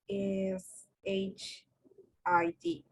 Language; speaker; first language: English; non-native, learner; Spanish